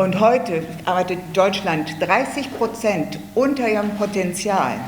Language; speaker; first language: German; native; German